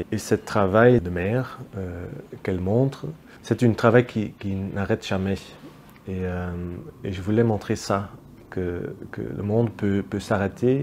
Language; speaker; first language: French; non-native, local second language; Dutch